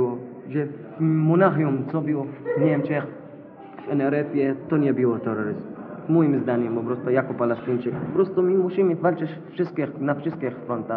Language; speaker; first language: Polish; non-native, fluent; Arabic